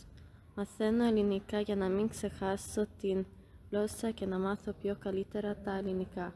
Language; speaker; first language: Greek; early bilingual, heritage; Greek